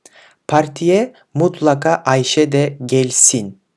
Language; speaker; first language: Turkish; non-native, fluent; Kyrgyz